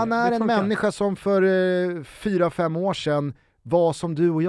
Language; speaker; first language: Swedish; native; Swedish